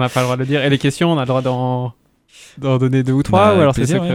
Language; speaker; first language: French; native; French